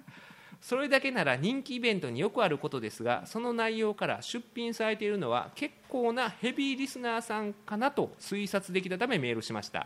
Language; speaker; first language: Japanese; native; Japanese